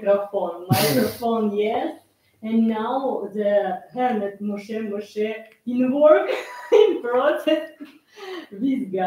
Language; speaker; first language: English; non-native, learner; Russian